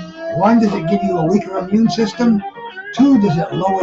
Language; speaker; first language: English; native; English